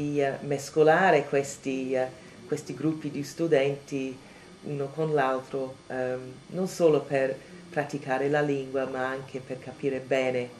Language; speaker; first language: Italian; non-native, fluent; English